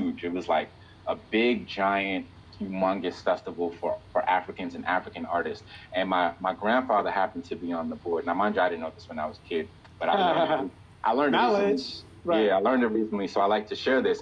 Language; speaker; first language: English; native; English